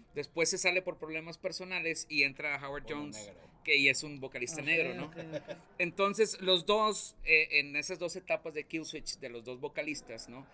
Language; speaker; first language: Spanish; native; Spanish